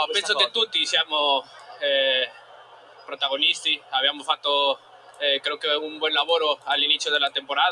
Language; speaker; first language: Italian; non-native, learner; Spanish